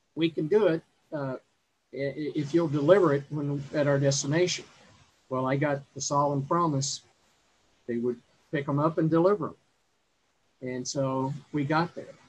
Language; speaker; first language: English; native; English